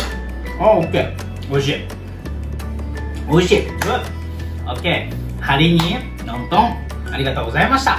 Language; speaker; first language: Indonesian; non-native, learner; Japanese